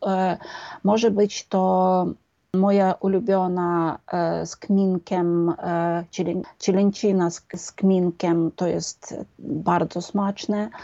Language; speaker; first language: Polish; non-native, fluent; Ukrainian